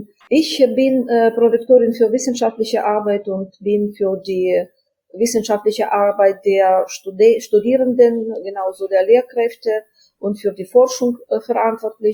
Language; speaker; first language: German; non-native, fluent; Ukrainian